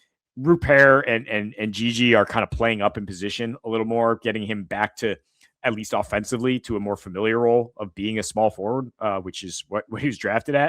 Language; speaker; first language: English; native; English